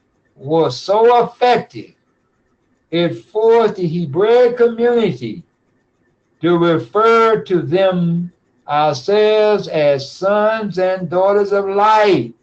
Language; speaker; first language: English; native; English